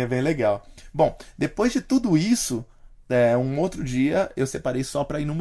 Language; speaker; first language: Portuguese; native; Portuguese